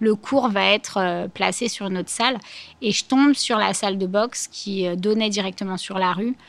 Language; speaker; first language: French; native; French